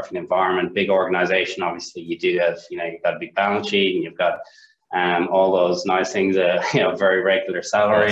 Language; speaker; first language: English; native; English